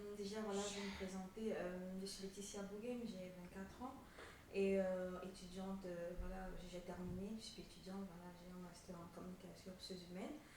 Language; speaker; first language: French; non-native, local second language; Ghomala